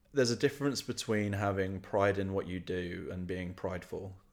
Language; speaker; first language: English; native; English